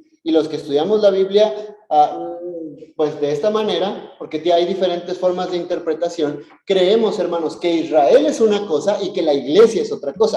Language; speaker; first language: Spanish; native; Spanish